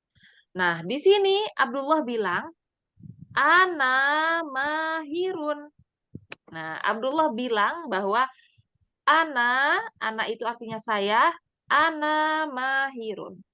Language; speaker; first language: Indonesian; native; Indonesian